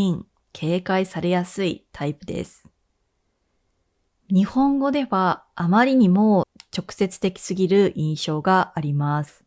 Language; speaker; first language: Japanese; native; Japanese